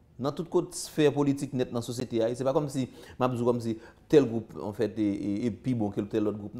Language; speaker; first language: French; non-native, local second language; Haitian Creole